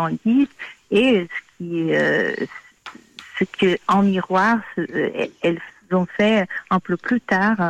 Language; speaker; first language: French; non-native, fluent; Portuguese